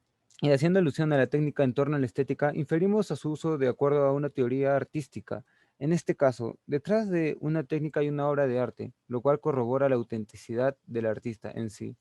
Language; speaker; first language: Spanish; native; Spanish